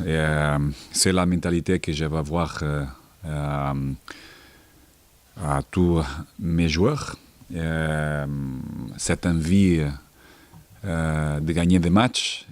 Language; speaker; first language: French; non-native, learner; Portuguese